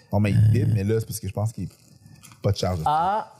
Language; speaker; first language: French; native; French